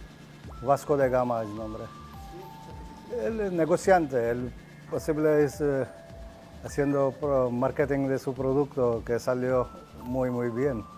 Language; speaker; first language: Spanish; non-native, learner; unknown